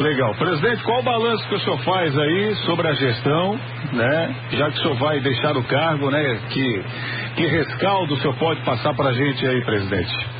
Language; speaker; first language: Portuguese; native; Portuguese